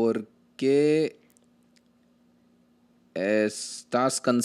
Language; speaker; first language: Spanish; non-native, learner; Hindi